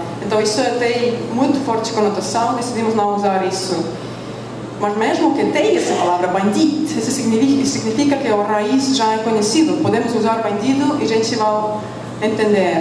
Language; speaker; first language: Portuguese; non-native, fluent; Estonian